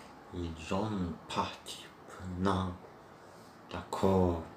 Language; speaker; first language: French; non-native, learner; Turkish